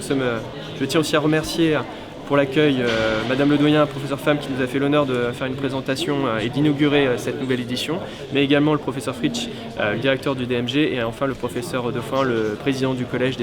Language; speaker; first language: French; native; French